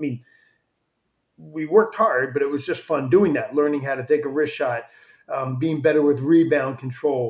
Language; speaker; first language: English; native; English